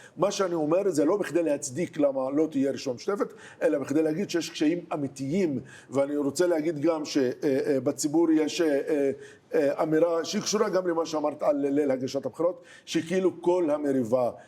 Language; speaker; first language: Hebrew; non-native, local second language; Arabic